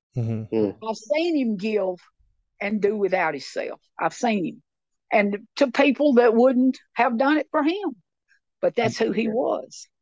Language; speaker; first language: English; native; English